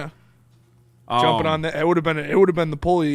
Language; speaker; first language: English; native; English